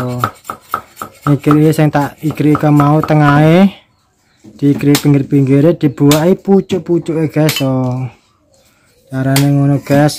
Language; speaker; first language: Indonesian; non-native, local second language; Javanese